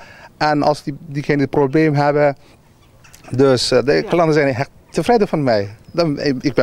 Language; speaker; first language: Dutch; non-native, learner; Turkish